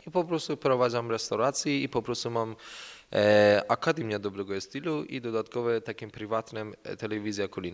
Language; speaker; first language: Polish; non-native, learner; Persian